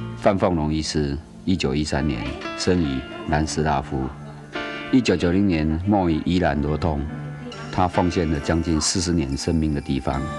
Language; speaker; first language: Chinese; native; Chinese